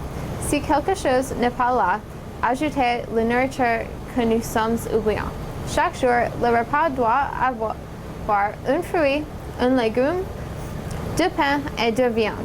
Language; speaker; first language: French; non-native, learner; English